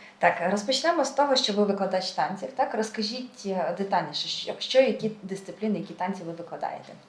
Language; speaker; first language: Ukrainian; native; Ukrainian